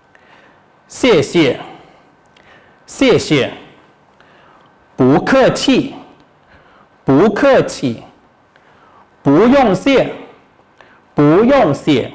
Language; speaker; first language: Chinese; non-native, fluent; Khmer